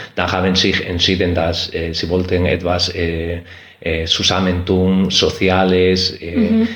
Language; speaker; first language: German; non-native, fluent; Spanish